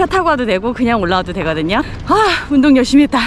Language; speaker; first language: Korean; native; Korean